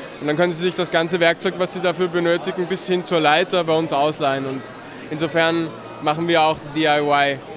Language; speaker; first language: German; native; German